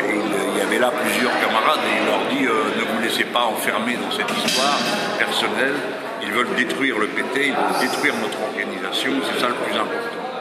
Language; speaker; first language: French; native; French